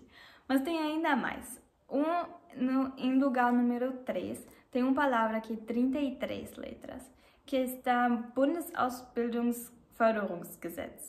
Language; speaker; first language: Portuguese; non-native, learner; German